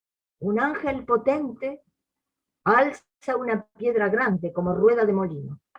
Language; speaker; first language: Spanish; native; Spanish